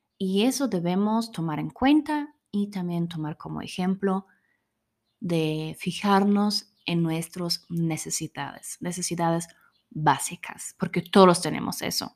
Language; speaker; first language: Spanish; non-native, fluent; German